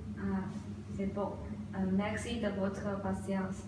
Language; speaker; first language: French; non-native, learner; Chinese